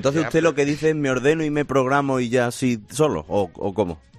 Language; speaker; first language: Spanish; native; Spanish